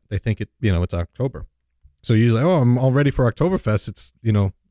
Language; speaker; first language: English; native; English